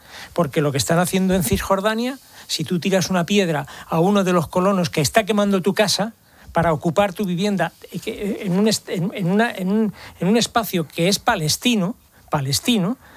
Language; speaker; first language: Spanish; native; Spanish